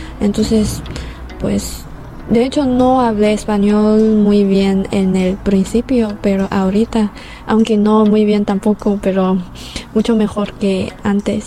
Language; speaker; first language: Spanish; non-native, fluent; Chinese